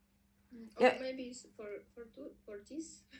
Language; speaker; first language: English; non-native, learner; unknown